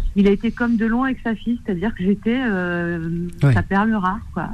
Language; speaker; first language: French; native; French